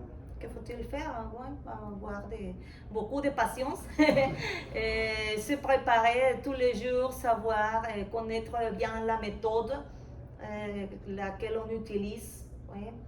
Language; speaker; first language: French; non-native, fluent; Spanish